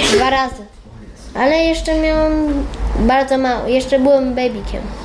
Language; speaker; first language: Polish; early bilingual, heritage; Polish